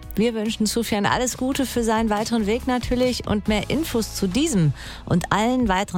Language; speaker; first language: German; native; German